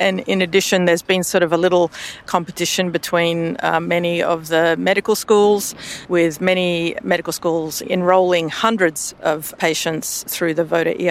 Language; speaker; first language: English; native; English